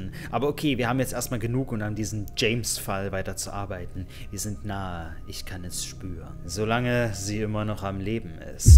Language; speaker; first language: German; native; German